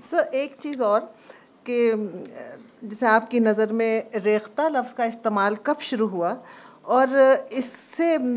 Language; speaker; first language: Hindi; native; Hindi